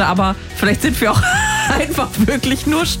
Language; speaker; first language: German; native; German